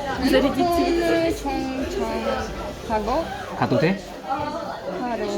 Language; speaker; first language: Korean; non-native, learner; Ukrainian